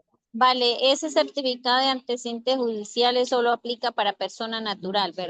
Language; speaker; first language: Spanish; native; Spanish